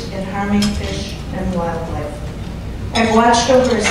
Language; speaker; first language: English; native; English